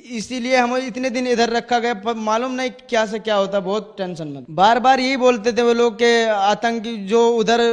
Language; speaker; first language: Hindi; native; Hindi